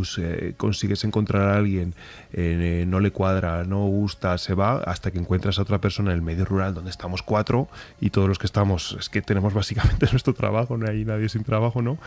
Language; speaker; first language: Spanish; native; Spanish